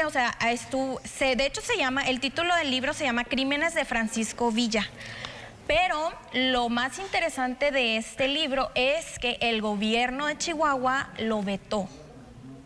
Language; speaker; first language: Spanish; native; Spanish